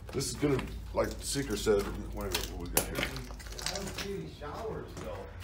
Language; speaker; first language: English; native; English